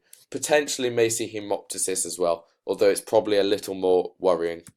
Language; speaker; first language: English; native; English